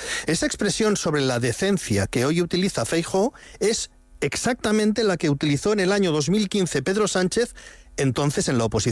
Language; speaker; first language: Spanish; native; Spanish